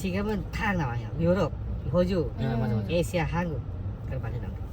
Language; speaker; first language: Korean; non-native, learner; Indonesian